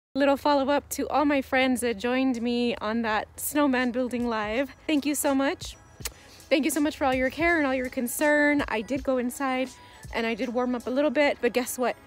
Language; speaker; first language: English; early bilingual, other home language; Spanish